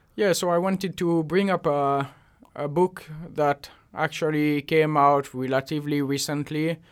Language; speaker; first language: English; non-native, fluent; French